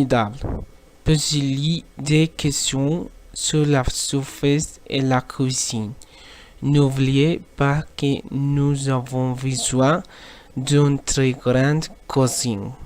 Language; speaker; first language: French; non-native, learner; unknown